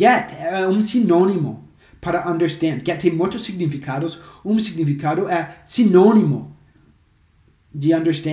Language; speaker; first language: Portuguese; non-native, fluent; English